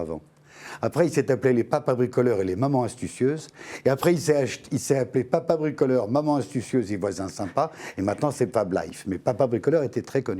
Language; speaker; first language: French; native; French